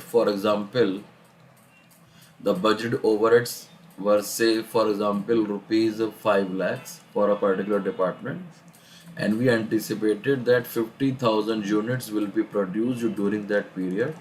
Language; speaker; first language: English; non-native, local second language; Hindi